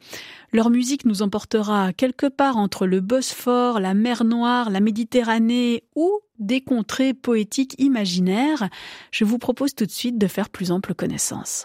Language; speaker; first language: French; native; French